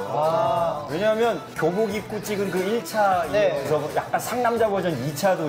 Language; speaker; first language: Korean; native; Korean